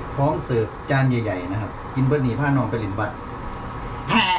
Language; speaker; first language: Thai; native; Thai